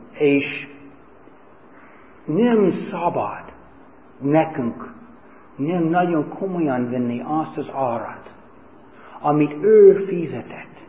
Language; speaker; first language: Hungarian; non-native, fluent; English